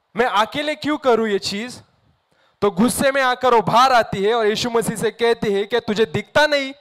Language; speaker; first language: Hindi; non-native, local second language; Marathi